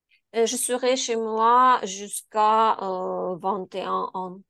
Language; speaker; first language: French; non-native, learner; Ukrainian